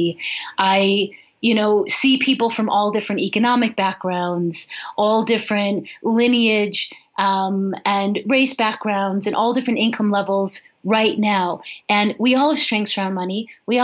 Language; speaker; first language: English; native; English